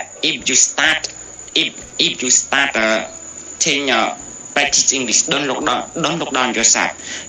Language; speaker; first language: English; non-native, learner; Khmer